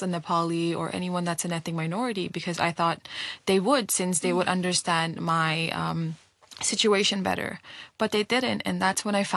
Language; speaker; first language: English; non-native, local second language; Nepali